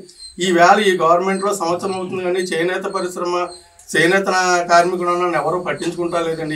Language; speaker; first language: Telugu; native; Telugu